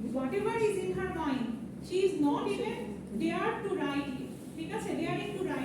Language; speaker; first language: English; non-native, local second language; Bangla